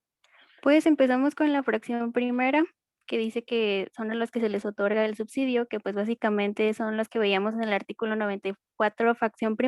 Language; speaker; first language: Spanish; native; Spanish